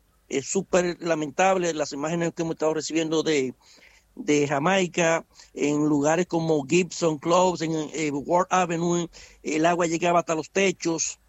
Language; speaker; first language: Spanish; native; Spanish